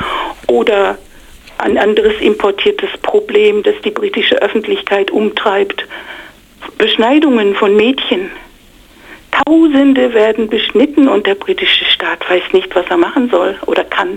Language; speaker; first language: German; non-native, fluent; English